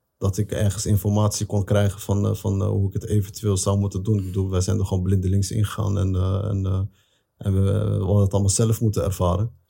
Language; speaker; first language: Dutch; early bilingual, other home language; Arabic